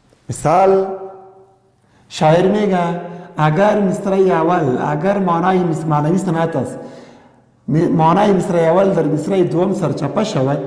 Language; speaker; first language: Persian; non-native, local second language; Pashto